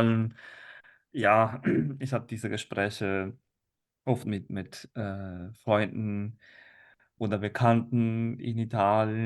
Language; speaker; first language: German; non-native, fluent; Italian